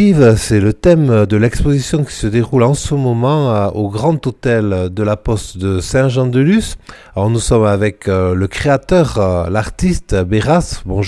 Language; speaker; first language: French; native; French